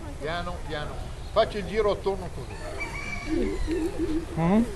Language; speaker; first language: Italian; non-native, learner; Hungarian